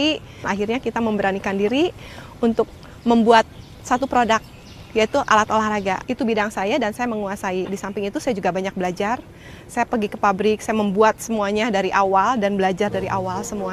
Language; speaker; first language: Indonesian; native; Indonesian